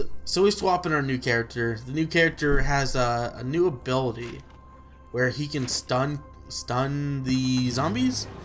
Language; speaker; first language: English; native; English